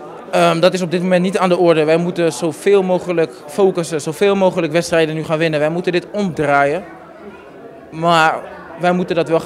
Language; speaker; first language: Dutch; native; Dutch